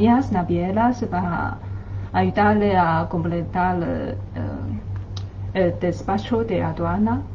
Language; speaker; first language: Spanish; non-native, learner; Chinese